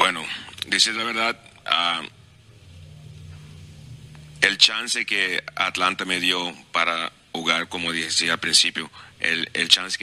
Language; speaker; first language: Spanish; non-native, fluent; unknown